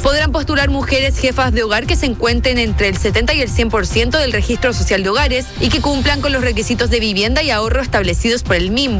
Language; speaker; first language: Spanish; native; Spanish